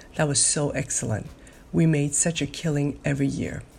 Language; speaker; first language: English; non-native, local second language; Cantonese